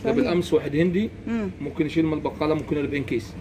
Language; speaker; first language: Arabic; non-native, learner; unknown